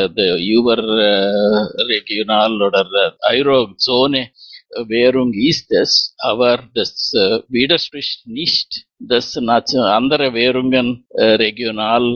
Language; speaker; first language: German; non-native, learner; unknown